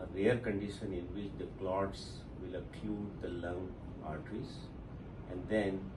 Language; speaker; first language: English; non-native, local second language; Gujarati